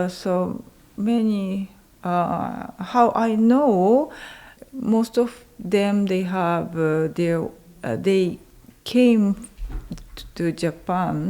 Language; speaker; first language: English; non-native, learner; Japanese